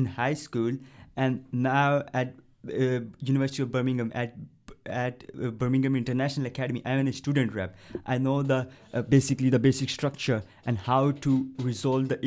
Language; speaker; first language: English; non-native, local second language; Punjabi